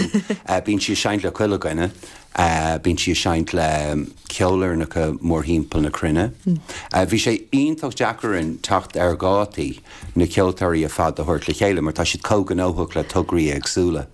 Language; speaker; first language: Irish; native; Irish